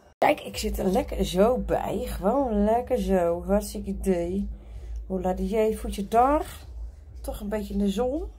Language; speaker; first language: Dutch; native; Dutch